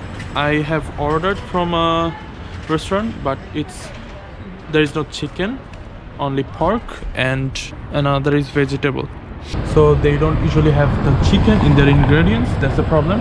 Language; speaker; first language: English; non-native, learner; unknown